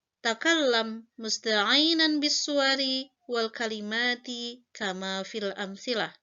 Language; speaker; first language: Arabic; non-native, fluent; Indonesian